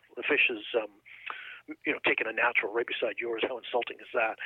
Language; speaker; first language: English; native; English